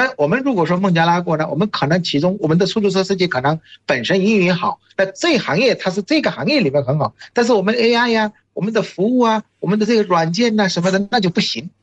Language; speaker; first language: Chinese; non-native, fluent; Bangla